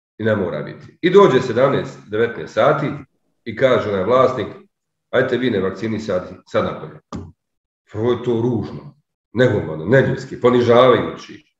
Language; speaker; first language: Serbian; native; Serbian